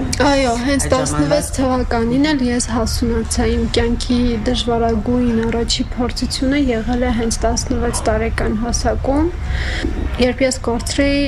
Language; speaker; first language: Armenian; native; Armenian